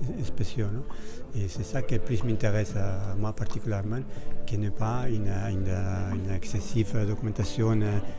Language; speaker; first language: French; non-native, fluent; Spanish